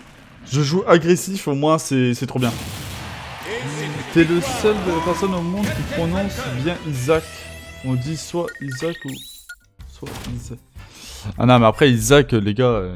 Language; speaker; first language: French; native; French